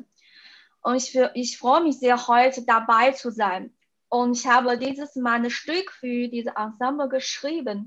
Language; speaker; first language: German; non-native, fluent; Chinese